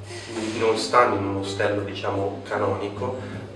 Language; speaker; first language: Italian; native; Italian